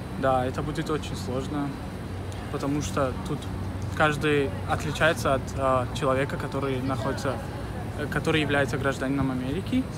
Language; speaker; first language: Russian; non-native, local second language; Tajik